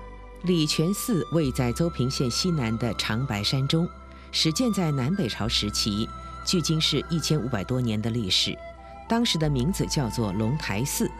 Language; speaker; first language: Chinese; native; Chinese